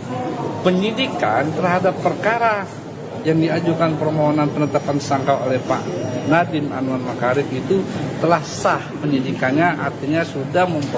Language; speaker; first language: Indonesian; native; Indonesian